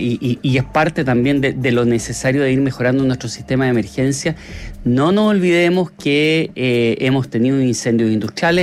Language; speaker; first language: Spanish; native; Spanish